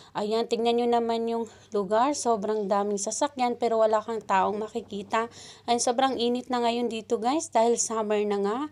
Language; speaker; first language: Filipino; native; Filipino